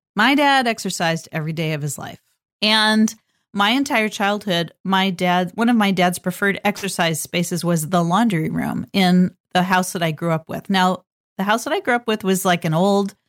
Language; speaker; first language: English; native; English